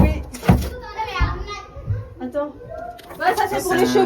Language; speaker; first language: French; non-native, fluent; Tamil